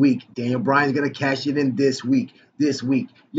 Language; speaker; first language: English; native; English